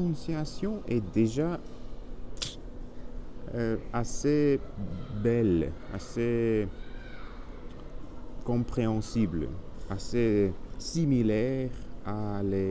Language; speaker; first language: French; non-native, learner; Spanish